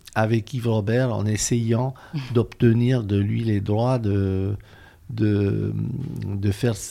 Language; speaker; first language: French; non-native, fluent; Romanian